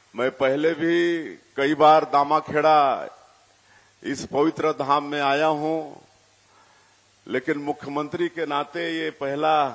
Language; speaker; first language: Hindi; native; Hindi